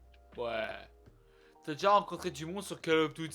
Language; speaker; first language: French; native; French